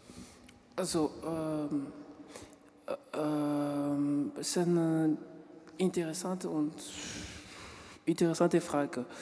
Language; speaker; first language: German; non-native, learner; French